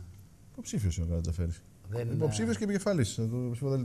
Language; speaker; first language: Greek; native; Greek